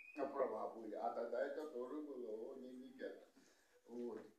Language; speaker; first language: Russian; native; Russian